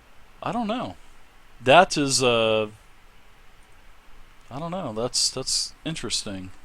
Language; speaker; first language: English; native; English